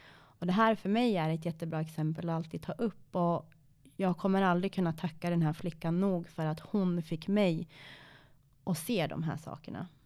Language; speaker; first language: Swedish; early bilingual, other home language; Persian